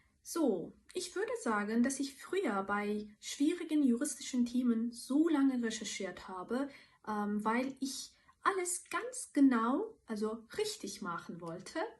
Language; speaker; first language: German; non-native, fluent; Turkish